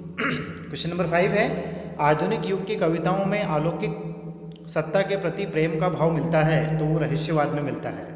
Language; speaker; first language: Hindi; native; Hindi